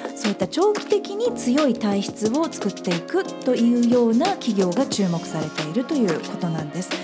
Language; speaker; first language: Japanese; native; Japanese